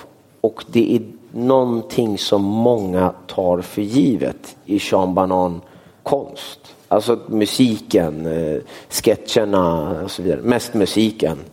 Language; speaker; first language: Swedish; early bilingual, other home language; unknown